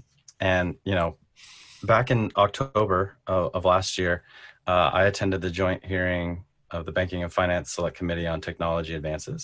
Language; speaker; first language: English; native; English